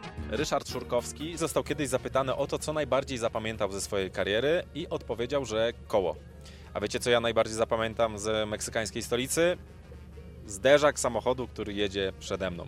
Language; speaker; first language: Polish; native; Polish